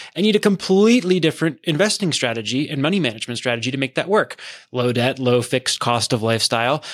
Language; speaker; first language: English; native; English